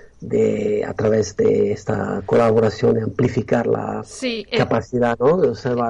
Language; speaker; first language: Spanish; non-native, fluent; Italian